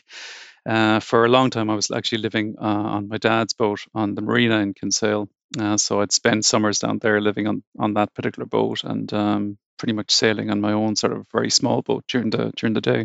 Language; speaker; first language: English; native; English